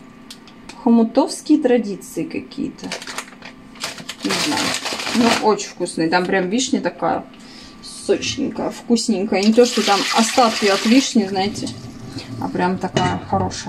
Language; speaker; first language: Russian; native; Russian